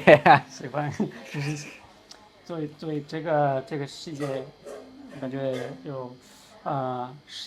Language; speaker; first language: Chinese; non-native, learner; Spanish